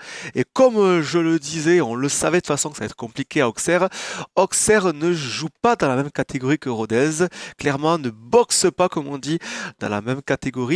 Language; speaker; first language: French; native; French